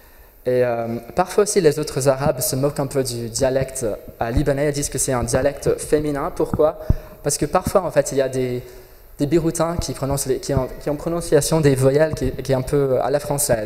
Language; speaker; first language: French; non-native, fluent; English